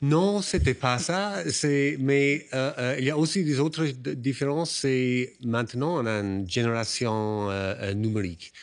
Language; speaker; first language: French; non-native, fluent; English